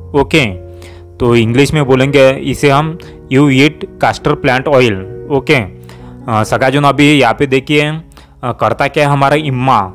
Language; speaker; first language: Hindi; non-native, local second language; Gondi